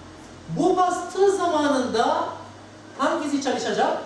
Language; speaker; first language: Turkish; non-native, learner; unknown